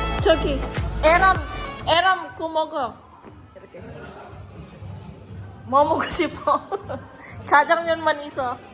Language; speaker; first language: Korean; non-native, learner; Filipino